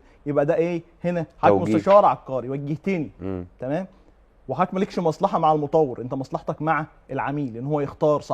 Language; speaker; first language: Arabic; native; Arabic